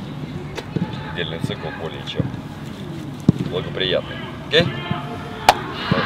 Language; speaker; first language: Russian; native; Russian